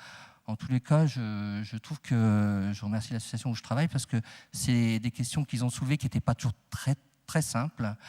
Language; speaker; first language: French; native; French